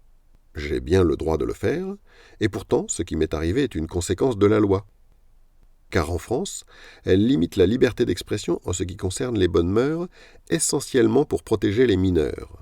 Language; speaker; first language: French; native; French